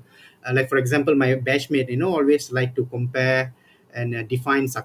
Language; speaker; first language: English; non-native, local second language; Tamil